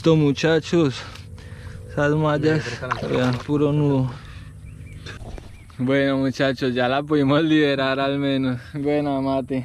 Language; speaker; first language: Spanish; native; Spanish